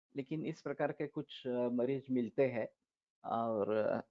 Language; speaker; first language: Hindi; non-native, local second language; Marathi